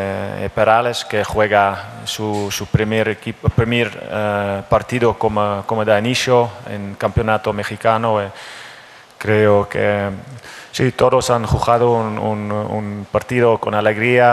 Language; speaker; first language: Spanish; non-native, learner; Dutch